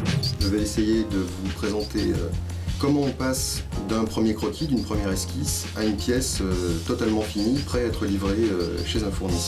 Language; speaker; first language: French; native; French